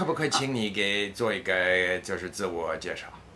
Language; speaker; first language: Chinese; non-native, fluent; English